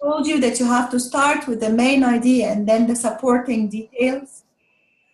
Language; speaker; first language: English; non-native, fluent; Arabic